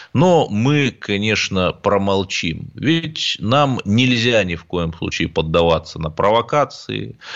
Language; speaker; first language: Russian; native; Russian